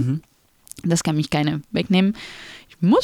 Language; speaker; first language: German; non-native, fluent; Spanish